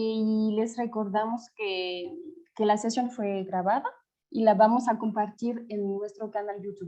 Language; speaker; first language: Spanish; non-native, fluent; French